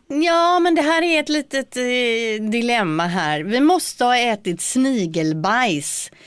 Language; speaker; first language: Swedish; native; Swedish